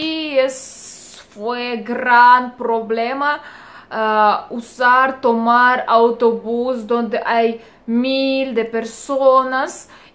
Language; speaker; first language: Spanish; non-native, learner; Russian